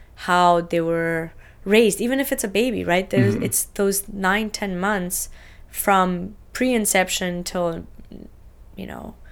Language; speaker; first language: English; non-native, fluent; Romanian